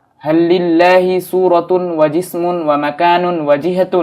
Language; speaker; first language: Arabic; non-native, learner; Bangla